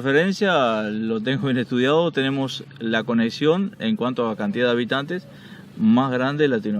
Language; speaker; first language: Spanish; native; Spanish